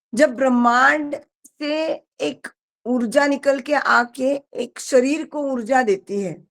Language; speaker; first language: Hindi; non-native, local second language; Marathi